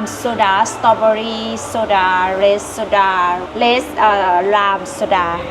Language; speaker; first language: English; non-native, learner; Thai